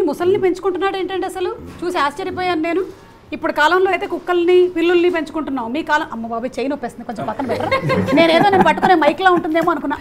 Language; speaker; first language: Telugu; native; Telugu